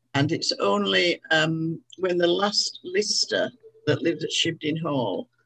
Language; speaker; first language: English; native; English